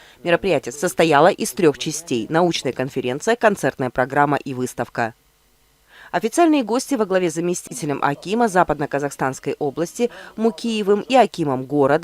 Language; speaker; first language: Russian; native; Russian